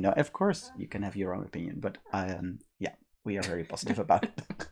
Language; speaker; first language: English; non-native, fluent; Dutch